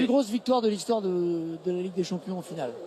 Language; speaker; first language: French; native; French